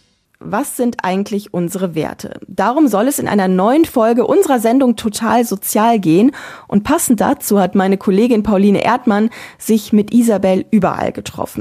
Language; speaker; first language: German; native; German